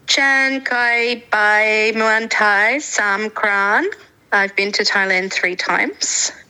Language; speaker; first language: English; native; English